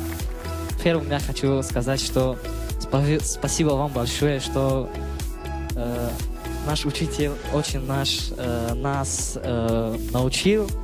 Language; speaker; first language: Russian; non-native, learner; Tajik